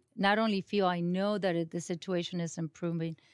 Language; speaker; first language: English; non-native, fluent; Spanish